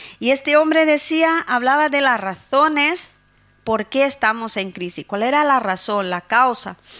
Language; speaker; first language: Spanish; non-native, fluent; Portuguese